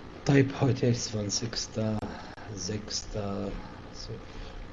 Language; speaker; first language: German; non-native, fluent; Arabic